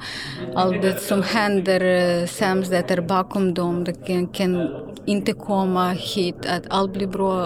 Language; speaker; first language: Swedish; non-native, learner; Ukrainian